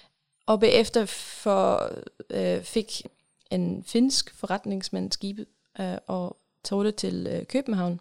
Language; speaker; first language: Danish; non-native, fluent; German